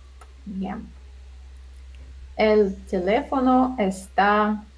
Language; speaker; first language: Spanish; non-native, learner; Russian